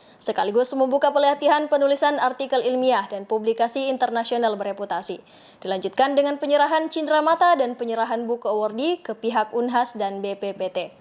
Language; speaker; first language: Indonesian; native; Indonesian